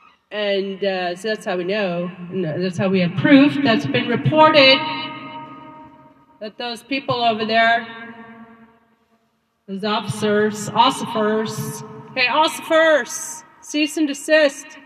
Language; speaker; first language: English; native; English